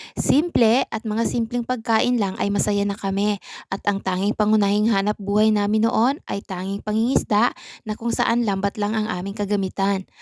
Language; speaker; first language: Filipino; non-native, local second language; Cebuano